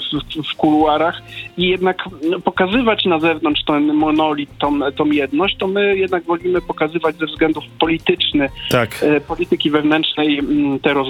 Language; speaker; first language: Polish; native; Polish